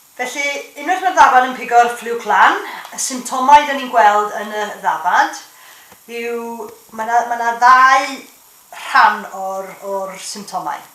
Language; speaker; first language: Welsh; native; Welsh